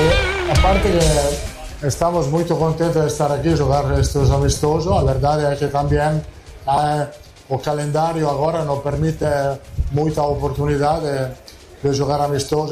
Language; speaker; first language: Portuguese; non-native, fluent; Italian